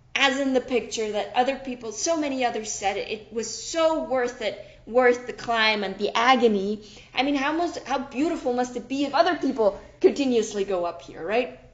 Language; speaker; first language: English; non-native, fluent; German